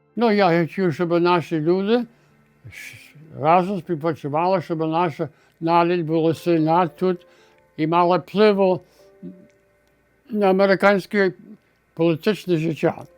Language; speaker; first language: Ukrainian; early bilingual, heritage; Ukrainian